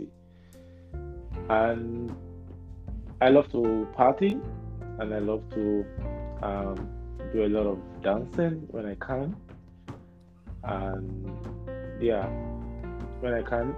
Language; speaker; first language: English; non-native, local second language; Yoruba